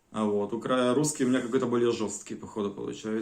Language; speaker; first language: Russian; non-native, local second language; Ukrainian